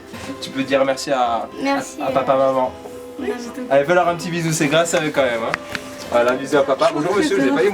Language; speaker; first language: French; native; French